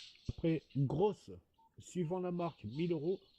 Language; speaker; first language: French; native; French